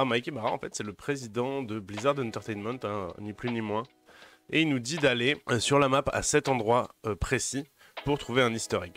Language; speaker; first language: French; native; French